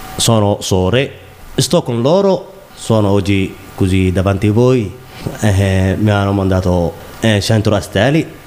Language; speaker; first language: Italian; non-native, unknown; Somali